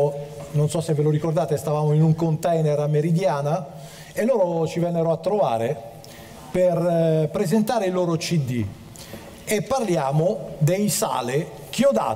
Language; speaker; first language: Italian; native; Italian